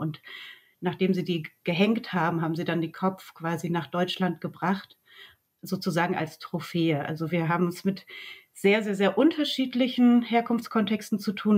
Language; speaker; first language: German; native; German